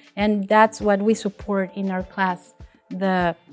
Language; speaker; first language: English; non-native, fluent; Spanish